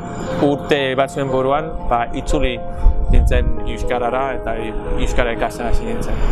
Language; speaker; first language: Basque; non-native, fluent; English